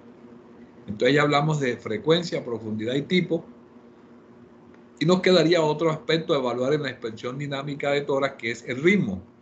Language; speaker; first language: Spanish; native; Spanish